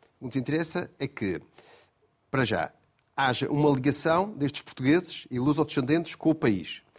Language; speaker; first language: Portuguese; native; Portuguese